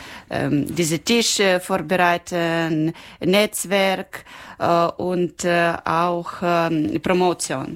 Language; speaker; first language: German; non-native, learner; Ukrainian